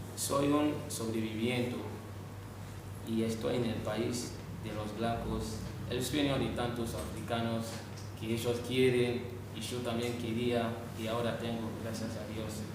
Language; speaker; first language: Spanish; non-native, learner; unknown